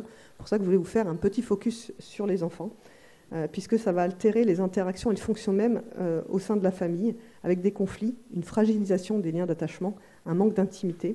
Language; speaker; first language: French; native; French